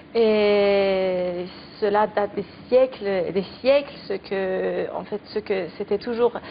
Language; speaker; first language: French; non-native, fluent; Persian